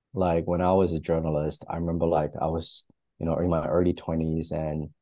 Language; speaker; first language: English; native; English